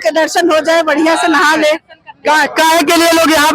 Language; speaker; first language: Hindi; native; Hindi